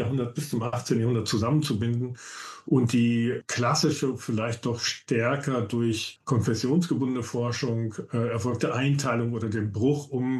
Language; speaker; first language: German; native; German